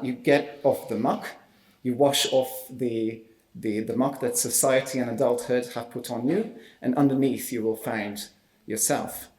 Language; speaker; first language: English; non-native, fluent; Hungarian